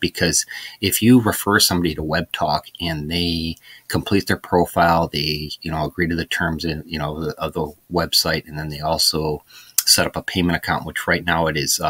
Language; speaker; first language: English; native; English